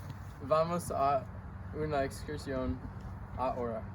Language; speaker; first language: Spanish; non-native, learner; English